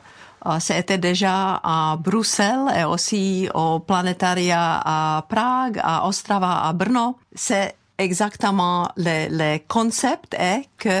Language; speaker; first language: French; non-native, fluent; Czech